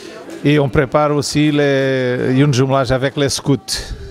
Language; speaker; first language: French; non-native, learner; Portuguese